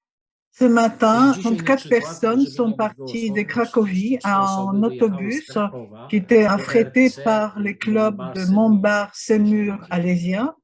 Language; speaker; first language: French; non-native, fluent; Polish